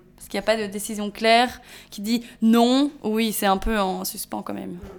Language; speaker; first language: French; native; French